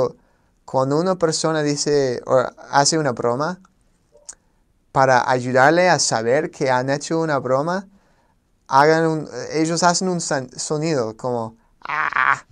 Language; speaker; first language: Spanish; non-native, fluent; English